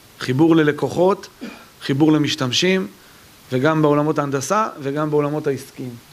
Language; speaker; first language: Hebrew; native; Hebrew